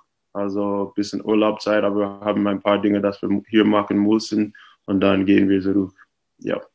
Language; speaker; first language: German; non-native, fluent; English